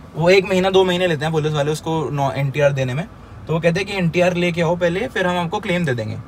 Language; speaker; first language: Hindi; native; Hindi